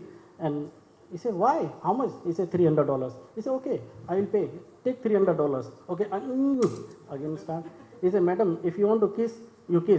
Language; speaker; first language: English; non-native, learner; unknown